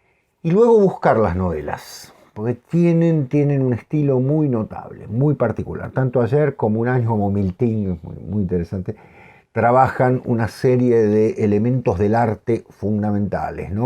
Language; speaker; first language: Spanish; native; Spanish